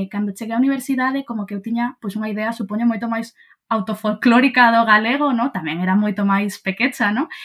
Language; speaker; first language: Galician; native; Galician